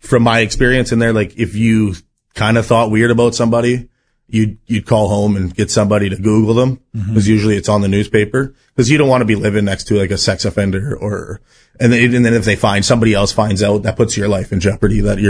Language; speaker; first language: English; native; English